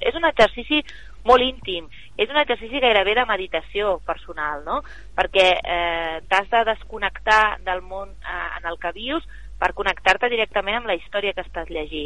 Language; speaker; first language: Catalan; native; Catalan